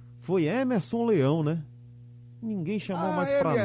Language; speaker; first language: Portuguese; native; Portuguese